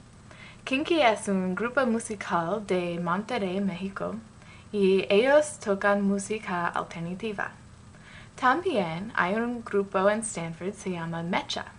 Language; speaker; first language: Spanish; non-native, learner; English